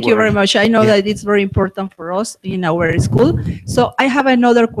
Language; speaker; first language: English; non-native, fluent; Spanish